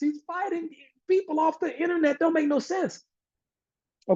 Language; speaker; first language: English; native; English